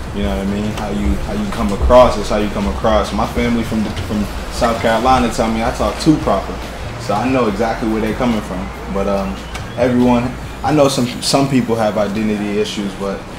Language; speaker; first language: English; native; English